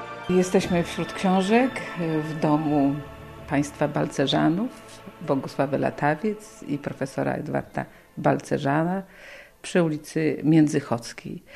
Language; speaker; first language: Polish; native; Polish